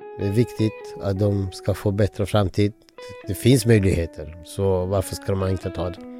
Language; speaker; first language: Swedish; non-native, fluent; Arabic